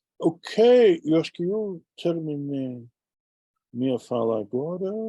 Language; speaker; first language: Portuguese; non-native, fluent; English